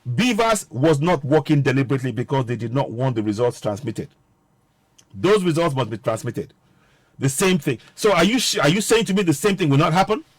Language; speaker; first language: English; non-native, local second language; Yoruba